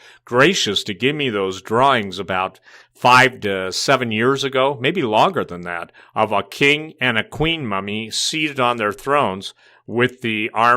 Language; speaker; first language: English; native; English